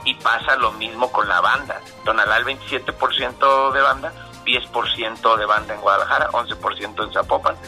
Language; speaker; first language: Spanish; native; Spanish